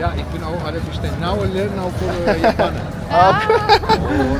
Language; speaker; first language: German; non-native, learner; Turkish